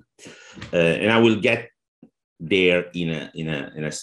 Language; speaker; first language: English; non-native, fluent; Italian